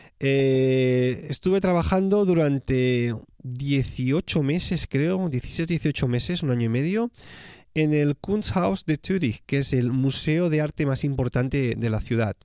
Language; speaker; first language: Spanish; native; Spanish